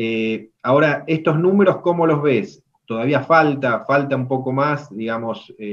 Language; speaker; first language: Spanish; native; Spanish